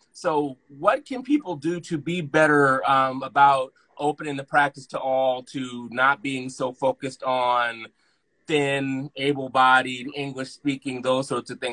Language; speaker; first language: English; native; English